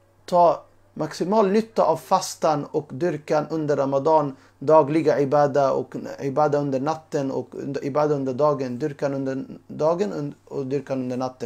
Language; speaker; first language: Swedish; early bilingual, other home language; Urdu